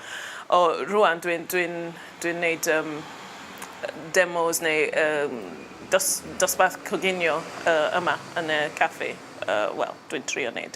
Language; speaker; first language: Welsh; non-native, learner; English